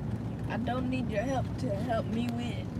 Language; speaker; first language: English; native; English